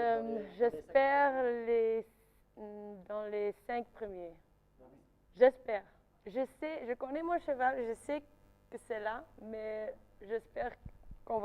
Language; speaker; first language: French; non-native, local second language; Dutch